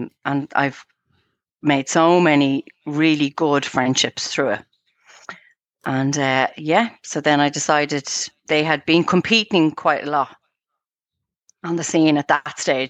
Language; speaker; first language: English; native; English